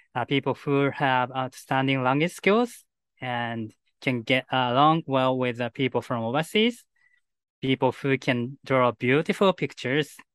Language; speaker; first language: English; non-native, fluent; Japanese